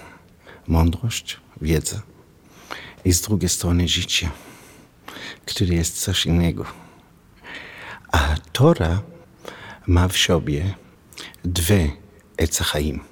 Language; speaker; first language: Polish; non-native, learner; Hebrew